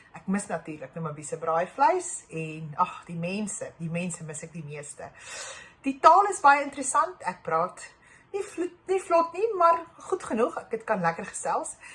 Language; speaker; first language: Afrikaans; native; Afrikaans